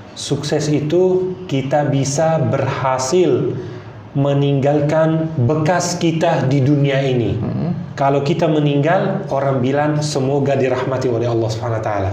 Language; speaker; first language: Indonesian; non-native, fluent; Arabic